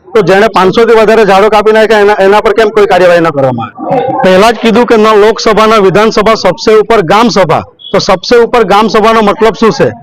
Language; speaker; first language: Gujarati; native; Gujarati